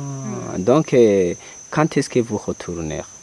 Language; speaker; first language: French; non-native, local second language; Rundi